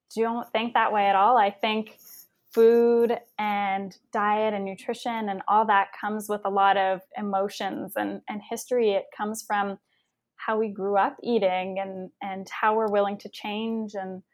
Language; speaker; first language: English; native; English